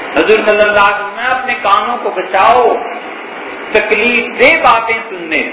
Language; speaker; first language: Urdu; native; Urdu